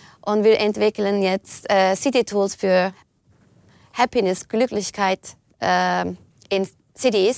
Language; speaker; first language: German; non-native, fluent; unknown